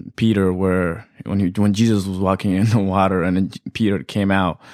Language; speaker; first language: English; early bilingual, other home language; Amharic